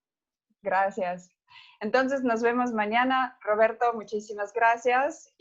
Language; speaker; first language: Spanish; non-native, fluent; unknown